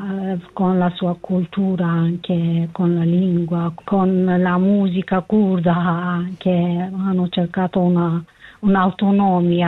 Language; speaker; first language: Italian; non-native, learner; Kurdish